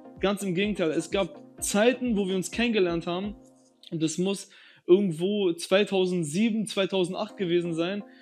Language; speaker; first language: German; early bilingual, other home language; Albanian